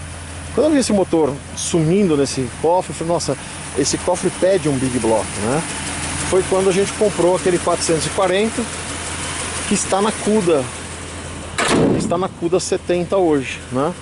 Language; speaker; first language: Portuguese; native; Portuguese